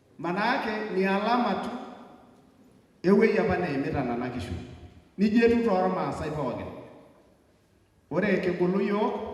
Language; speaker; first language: Swahili; non-native, local second language; Masai